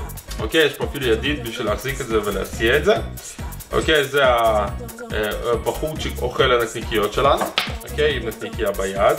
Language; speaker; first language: Hebrew; native; Hebrew